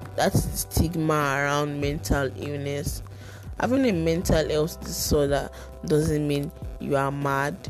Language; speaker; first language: English; non-native, local second language; Yoruba